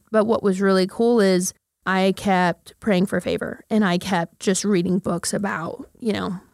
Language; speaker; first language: English; native; English